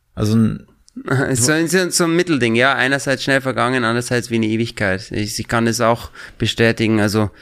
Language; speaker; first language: German; native; German